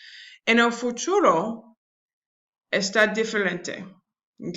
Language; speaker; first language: Spanish; non-native, learner; English